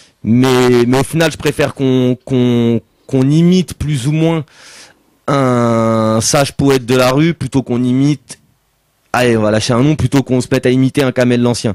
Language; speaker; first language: French; native; French